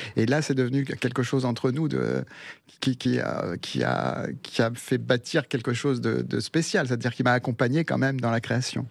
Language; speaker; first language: French; early bilingual, other home language; Spanish